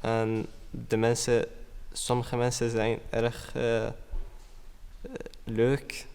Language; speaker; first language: Dutch; early bilingual, other home language; Arabic